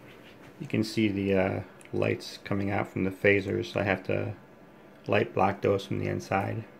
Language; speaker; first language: English; native; English